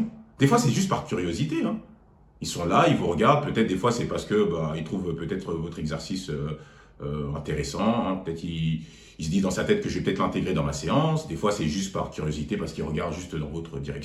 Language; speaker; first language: French; native; French